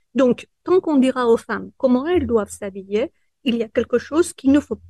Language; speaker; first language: French; early bilingual, other home language; Persian